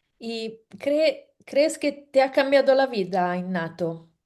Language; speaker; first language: Spanish; non-native, fluent; Italian